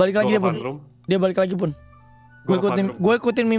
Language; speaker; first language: Indonesian; native; Indonesian